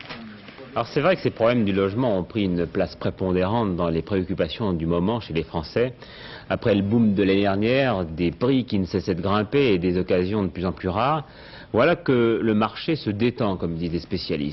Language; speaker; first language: French; native; French